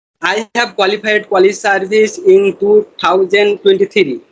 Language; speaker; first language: English; non-native, learner; Bangla